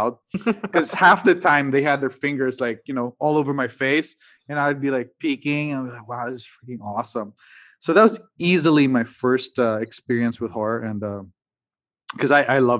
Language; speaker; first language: English; non-native, local second language; Cebuano